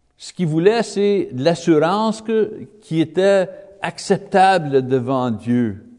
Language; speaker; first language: French; native; French